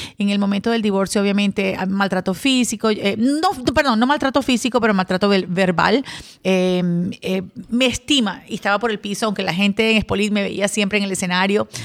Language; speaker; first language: Spanish; early bilingual, other home language; English